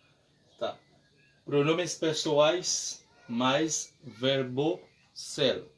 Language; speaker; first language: Portuguese; non-native, learner; Haitian Creole